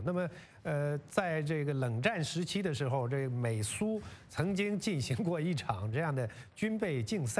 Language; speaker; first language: Chinese; native; Chinese